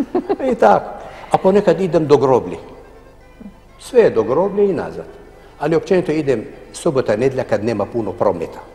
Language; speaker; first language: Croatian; non-native, fluent; Arabic